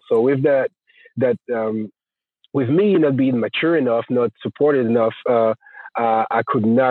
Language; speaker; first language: English; non-native, fluent; French